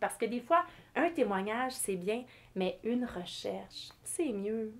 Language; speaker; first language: French; native; French